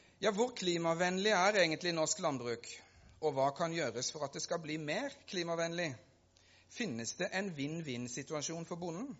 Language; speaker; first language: Norwegian; native; Norwegian